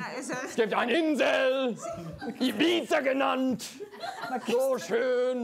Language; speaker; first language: German; non-native, learner; Italian